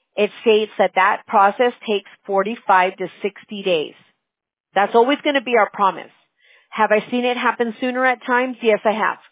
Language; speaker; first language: English; early bilingual, other home language; Spanish